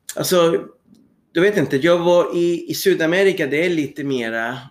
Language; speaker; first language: Swedish; non-native, fluent; Spanish